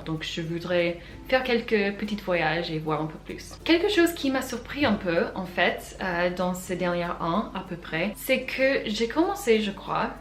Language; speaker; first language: French; non-native, fluent; English